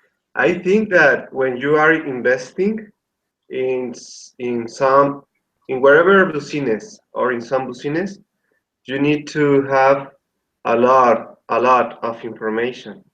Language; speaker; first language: English; non-native, learner; Spanish